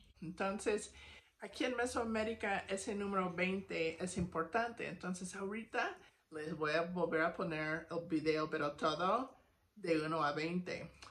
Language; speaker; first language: Spanish; non-native, fluent; English